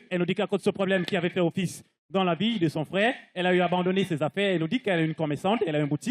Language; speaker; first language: French; non-native, local second language; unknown